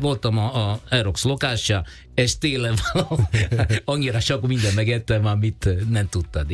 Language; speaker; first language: Hungarian; non-native, fluent; Italian